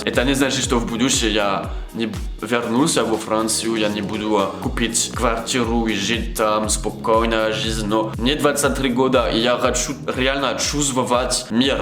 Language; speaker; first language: Russian; non-native, learner; French